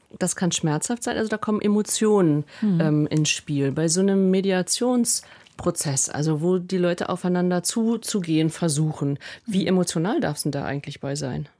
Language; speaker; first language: German; native; German